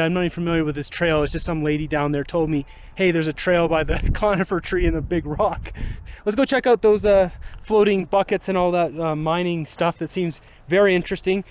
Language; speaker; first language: English; native; English